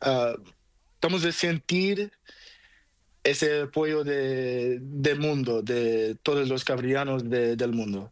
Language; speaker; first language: Spanish; non-native, learner; Portuguese